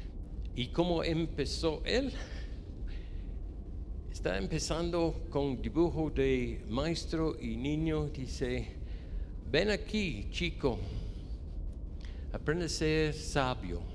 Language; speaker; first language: Spanish; non-native, fluent; English